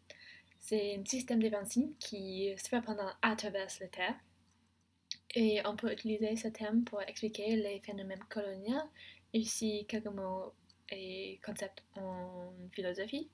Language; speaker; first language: French; non-native, learner; English